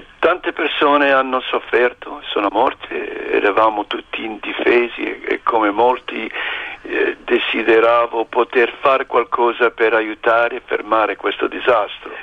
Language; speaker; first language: Italian; early bilingual, heritage; Italian